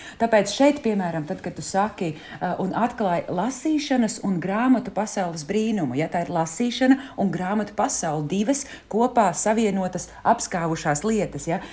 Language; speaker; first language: Latvian; native; Latvian